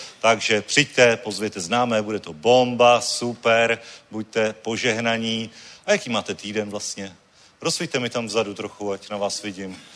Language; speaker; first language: Czech; native; Czech